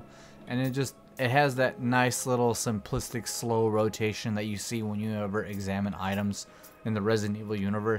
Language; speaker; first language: English; native; English